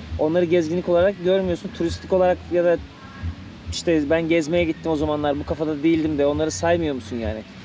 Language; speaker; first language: Turkish; native; Turkish